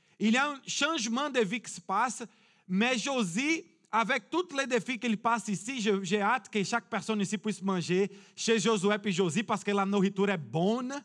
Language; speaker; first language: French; non-native, fluent; Portuguese